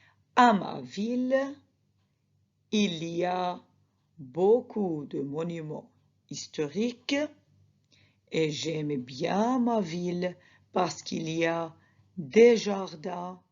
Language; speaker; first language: French; non-native, fluent; Arabic